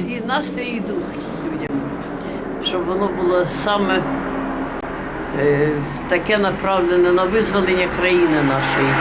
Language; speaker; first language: Ukrainian; non-native, local second language; Russian